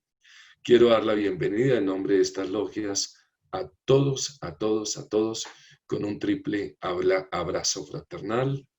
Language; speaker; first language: Spanish; native; Spanish